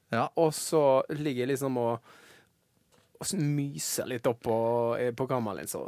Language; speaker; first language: Norwegian; native; Norwegian